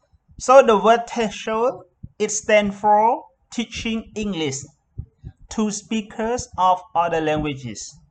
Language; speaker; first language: English; non-native, learner; Khmer